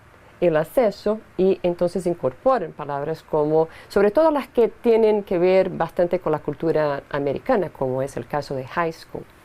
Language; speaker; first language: Spanish; non-native, fluent; Portuguese